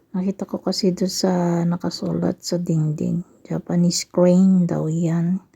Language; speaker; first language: Filipino; native; Filipino